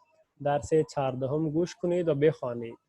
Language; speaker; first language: Persian; non-native, fluent; Urdu